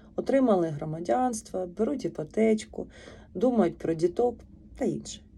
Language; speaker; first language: Ukrainian; native; Ukrainian